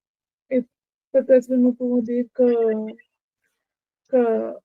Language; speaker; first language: French; non-native, learner; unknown